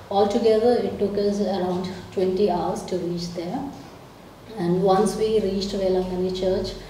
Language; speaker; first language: English; non-native, local second language; Malayalam